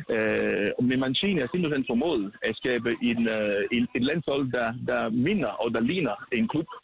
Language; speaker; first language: Danish; non-native, fluent; Italian